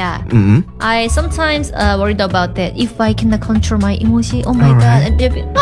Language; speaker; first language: English; non-native, learner; Indonesian